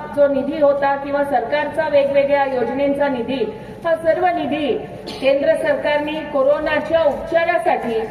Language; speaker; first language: Marathi; native; Marathi